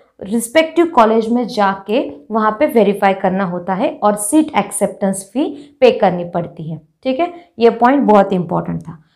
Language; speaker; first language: Hindi; non-native, local second language; Marathi